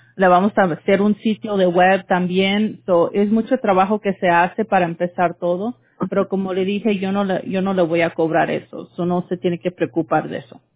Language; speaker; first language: Spanish; early bilingual, heritage; Spanish